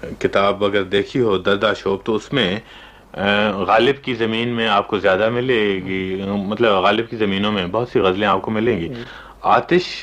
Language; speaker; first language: Urdu; non-native, local second language; Pashto